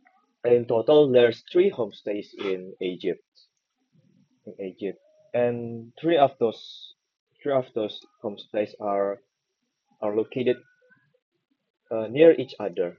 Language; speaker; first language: English; non-native, learner; Indonesian